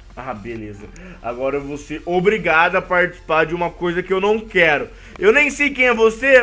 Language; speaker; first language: Portuguese; native; Portuguese